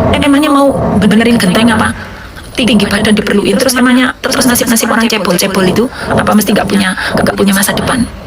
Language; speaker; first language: Indonesian; native; Indonesian